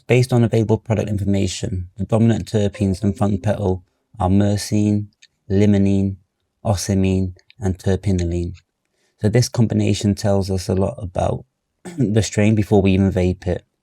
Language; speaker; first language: English; native; English